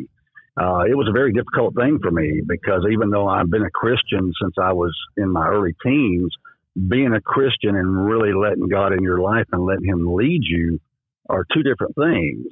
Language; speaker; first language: English; native; English